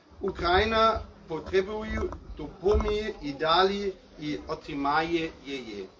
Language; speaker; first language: Ukrainian; non-native, learner; German